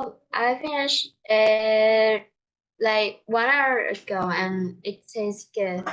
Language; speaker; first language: English; non-native, learner; Vietnamese